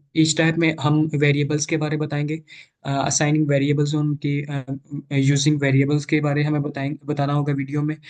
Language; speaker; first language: Urdu; non-native, local second language; Punjabi